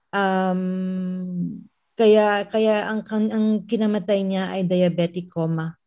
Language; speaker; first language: Filipino; non-native, local second language; Hiligaynon